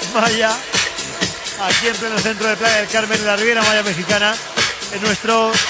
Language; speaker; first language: Spanish; native; Spanish